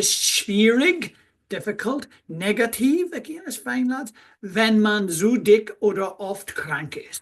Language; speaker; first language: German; non-native, fluent; English